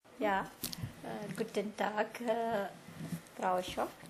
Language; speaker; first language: German; non-native, learner; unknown